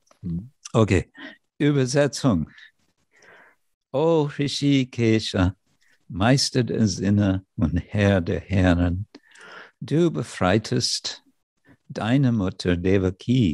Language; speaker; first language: German; non-native, fluent; English